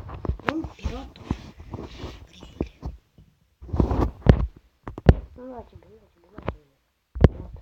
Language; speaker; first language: Russian; native; Russian